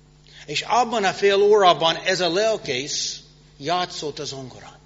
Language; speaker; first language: Hungarian; non-native, fluent; English